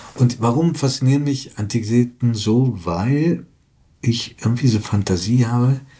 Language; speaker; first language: German; native; German